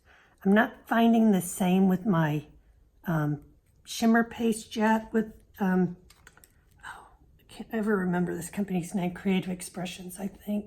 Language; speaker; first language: English; native; English